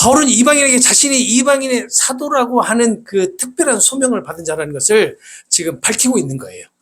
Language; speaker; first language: Korean; native; Korean